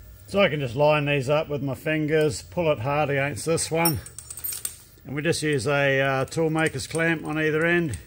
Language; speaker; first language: English; native; English